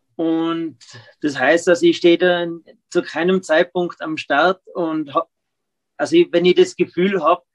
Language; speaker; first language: German; native; German